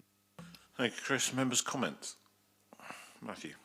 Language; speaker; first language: English; native; English